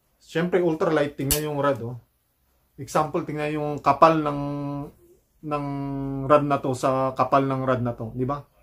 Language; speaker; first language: Filipino; native; Filipino